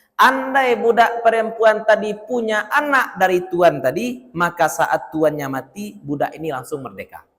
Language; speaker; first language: Malay; non-native, local second language; Minangkabau